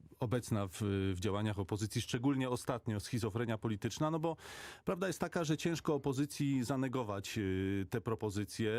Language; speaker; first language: Polish; native; Polish